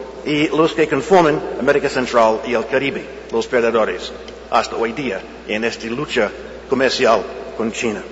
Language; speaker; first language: Spanish; non-native, fluent; English